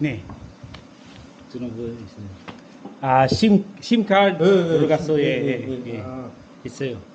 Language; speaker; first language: Korean; non-native, learner; Filipino